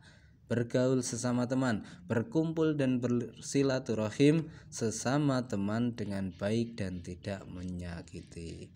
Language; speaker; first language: Indonesian; native; Indonesian